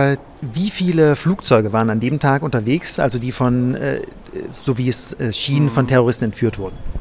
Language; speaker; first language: German; native; German